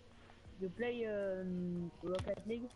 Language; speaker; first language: English; non-native, learner; French